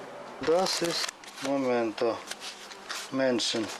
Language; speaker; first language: German; non-native, learner; Russian